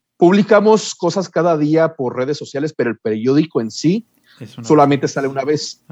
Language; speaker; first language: Spanish; early bilingual, heritage; Spanish